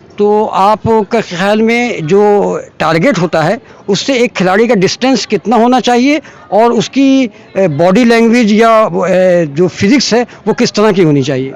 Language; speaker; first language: Urdu; native; Urdu